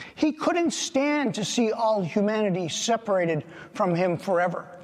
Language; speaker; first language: English; native; English